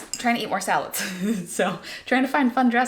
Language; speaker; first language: English; native; English